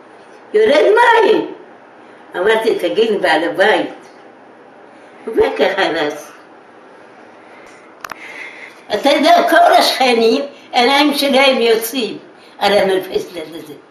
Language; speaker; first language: Hebrew; non-native, fluent; Yiddish